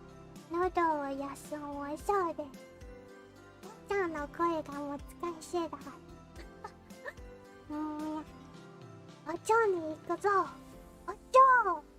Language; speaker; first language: Japanese; non-native, learner; English